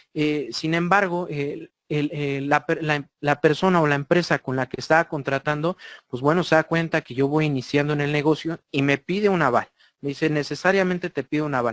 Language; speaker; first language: Spanish; native; Spanish